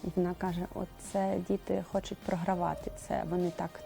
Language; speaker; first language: Ukrainian; native; Ukrainian